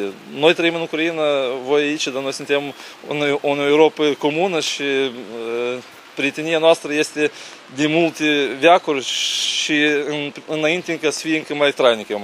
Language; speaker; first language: Romanian; non-native, fluent; Ukrainian